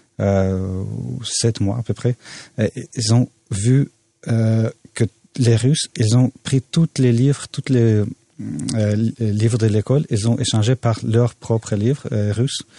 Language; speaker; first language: French; non-native, fluent; Russian